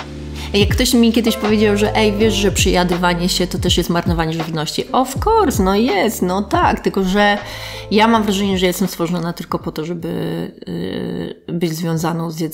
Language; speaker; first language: Polish; native; Polish